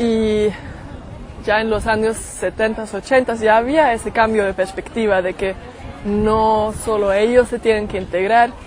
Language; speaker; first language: Spanish; non-native, fluent; German